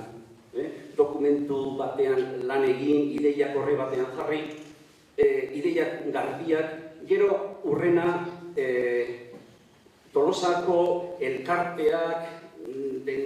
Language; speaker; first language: Basque; native; Basque